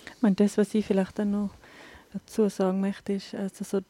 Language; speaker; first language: German; native; German